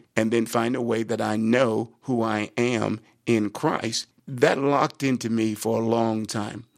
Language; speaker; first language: English; native; English